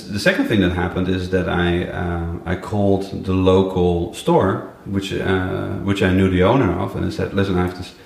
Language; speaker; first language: English; non-native, fluent; Dutch